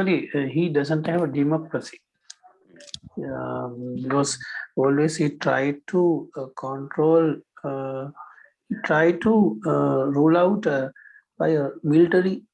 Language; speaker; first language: English; non-native, learner; Sinhala